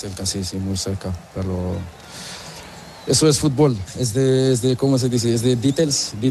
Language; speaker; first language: Spanish; non-native, learner; Portuguese